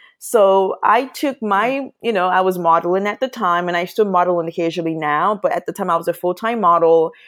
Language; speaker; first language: English; non-native, local second language; Yoruba